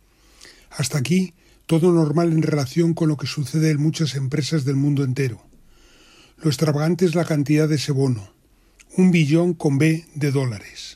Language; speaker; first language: Spanish; native; Spanish